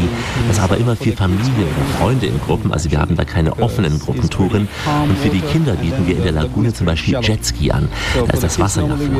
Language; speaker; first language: German; native; German